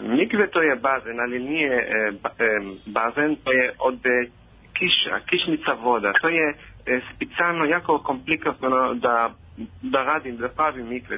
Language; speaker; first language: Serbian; non-native, learner; Hebrew